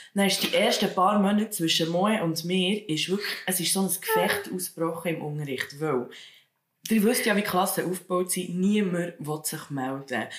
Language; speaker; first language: Swiss German; native; Swiss German